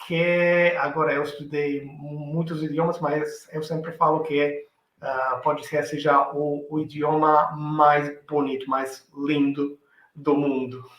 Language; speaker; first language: Portuguese; non-native, fluent; Italian